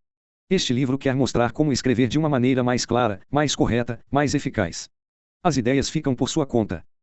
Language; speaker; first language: Portuguese; native; Portuguese